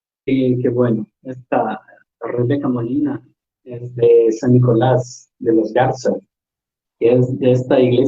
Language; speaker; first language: Spanish; non-native, learner; Portuguese